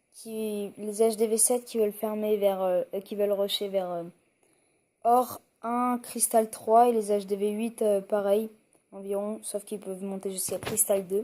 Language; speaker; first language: French; native; French